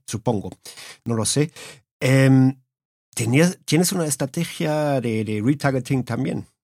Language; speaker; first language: Spanish; early bilingual, heritage; Spanish